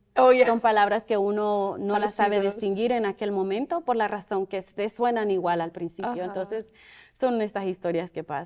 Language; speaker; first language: Spanish; early bilingual, other home language; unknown